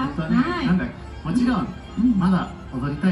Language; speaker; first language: Japanese; non-native, learner; Spanish